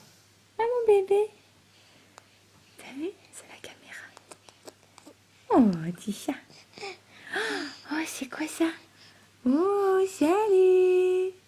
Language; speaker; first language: French; native; French